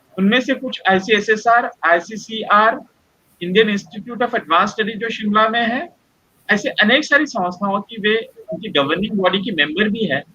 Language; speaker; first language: Hindi; non-native, local second language; Marathi